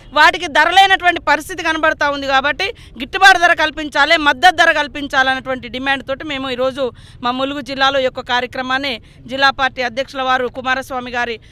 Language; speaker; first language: Telugu; native; Telugu